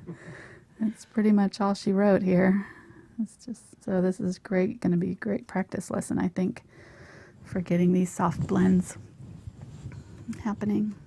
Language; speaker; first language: English; native; English